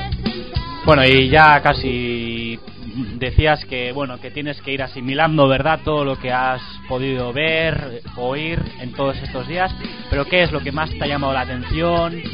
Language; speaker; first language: Spanish; native; Spanish